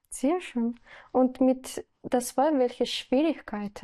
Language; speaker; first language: German; non-native, learner; Spanish